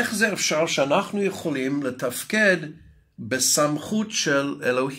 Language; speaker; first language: Hebrew; non-native, fluent; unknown